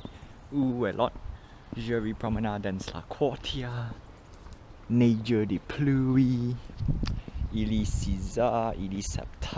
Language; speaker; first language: French; non-native, learner; English